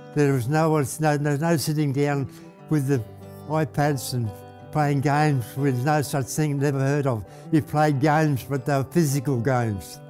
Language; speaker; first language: English; native; English